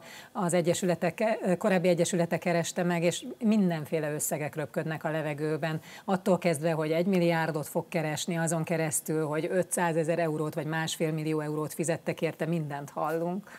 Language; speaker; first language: Hungarian; native; Hungarian